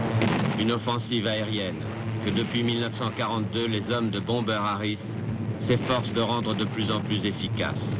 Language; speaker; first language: French; native; French